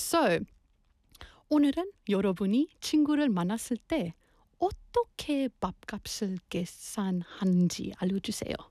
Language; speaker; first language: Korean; non-native, learner; English